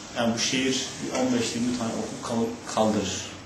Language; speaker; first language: Turkish; native; Turkish